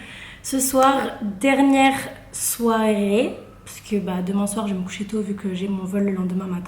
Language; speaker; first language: French; native; French